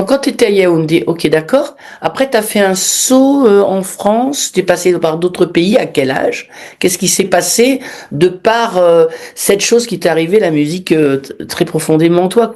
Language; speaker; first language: French; native; French